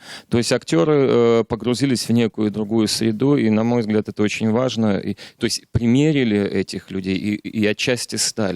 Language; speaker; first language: Russian; native; Russian